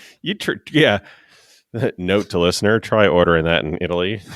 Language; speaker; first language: English; native; English